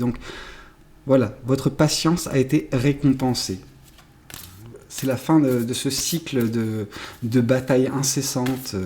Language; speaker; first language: French; native; French